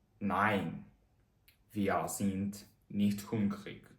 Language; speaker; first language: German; non-native, fluent; Ukrainian